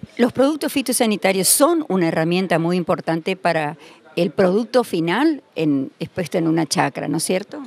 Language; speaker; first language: Spanish; native; Spanish